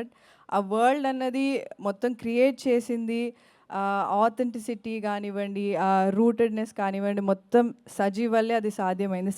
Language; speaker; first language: Telugu; native; Telugu